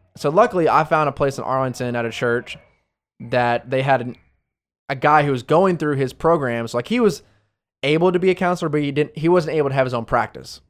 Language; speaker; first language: English; native; English